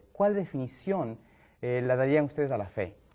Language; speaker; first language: Spanish; native; Spanish